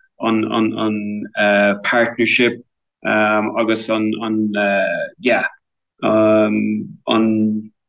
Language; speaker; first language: Irish; non-native, local second language; English